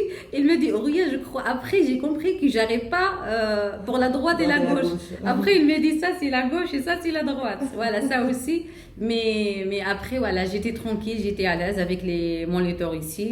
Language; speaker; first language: French; non-native, learner; Arabic